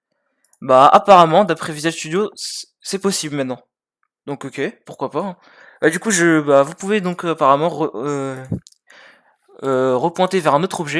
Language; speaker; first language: French; native; French